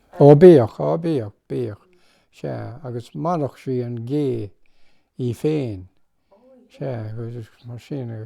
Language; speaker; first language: Irish; non-native, local second language; English